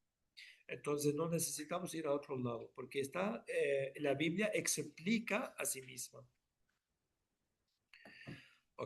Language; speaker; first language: Spanish; non-native, fluent; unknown